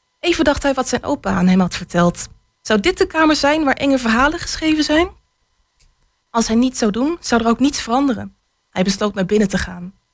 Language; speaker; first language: Dutch; native; Dutch